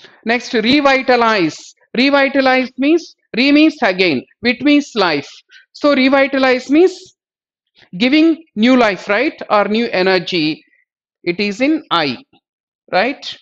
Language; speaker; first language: English; non-native, local second language; Telugu